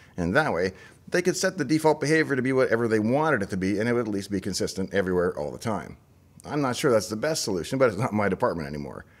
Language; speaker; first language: English; native; English